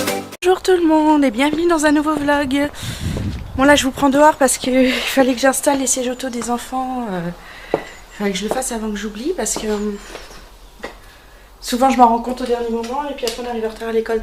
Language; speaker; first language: French; native; French